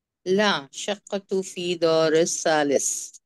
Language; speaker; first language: Arabic; non-native, learner; Urdu